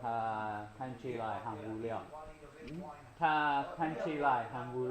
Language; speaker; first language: Chinese; non-native, learner; English